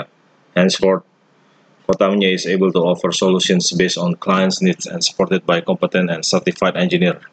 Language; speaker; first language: English; non-native, fluent; Indonesian